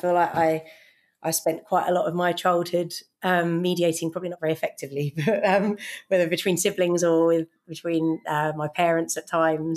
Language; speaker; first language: English; native; English